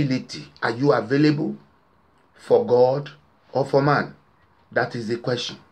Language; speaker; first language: English; non-native, local second language; Yoruba